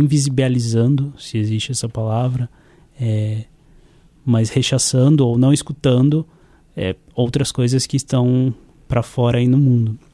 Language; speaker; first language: Portuguese; non-native, fluent; Spanish